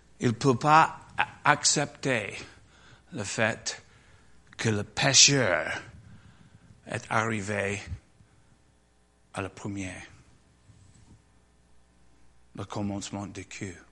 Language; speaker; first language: French; non-native, learner; English